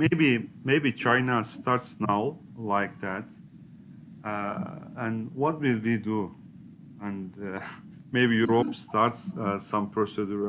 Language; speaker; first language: English; non-native, learner; Turkish